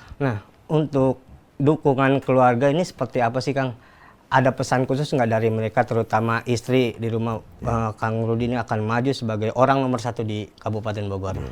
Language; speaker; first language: Indonesian; native; Indonesian